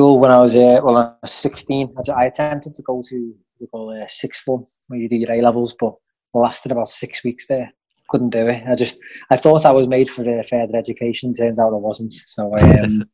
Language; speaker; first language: English; native; English